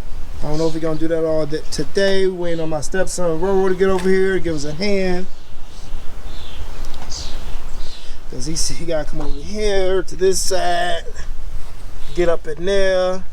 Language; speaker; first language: English; native; English